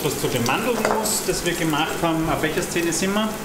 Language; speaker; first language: German; native; German